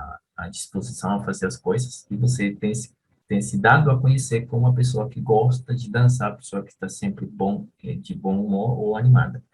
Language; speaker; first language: Portuguese; non-native, fluent; Spanish